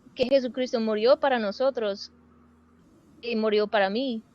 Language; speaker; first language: Spanish; non-native, fluent; English